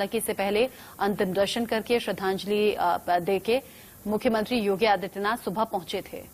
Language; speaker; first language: Hindi; native; Hindi